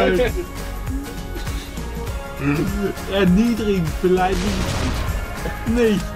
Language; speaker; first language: German; native; German